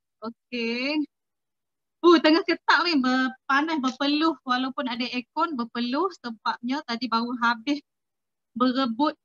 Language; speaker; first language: Malay; native; Malay